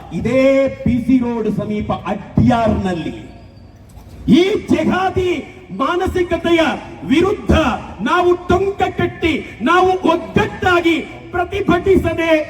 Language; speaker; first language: Kannada; native; Kannada